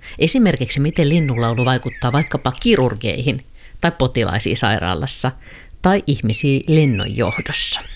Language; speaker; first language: Finnish; native; Finnish